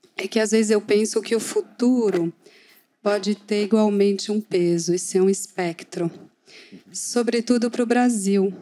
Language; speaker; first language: Portuguese; native; Portuguese